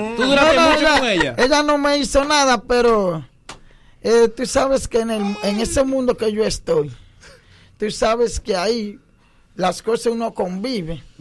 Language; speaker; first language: Spanish; native; Spanish